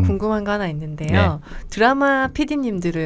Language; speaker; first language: Korean; native; Korean